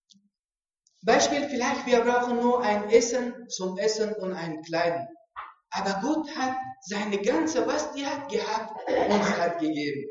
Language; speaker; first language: German; non-native, learner; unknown